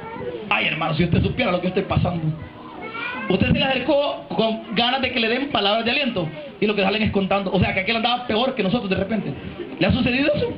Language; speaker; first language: Spanish; native; Spanish